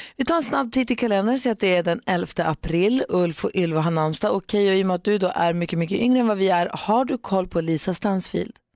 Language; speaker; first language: Swedish; native; Swedish